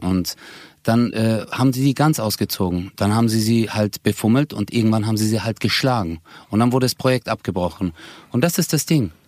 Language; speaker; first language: German; native; German